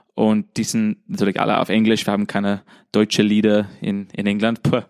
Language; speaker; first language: German; non-native, fluent; English